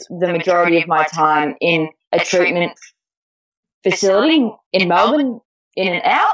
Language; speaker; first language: English; native; English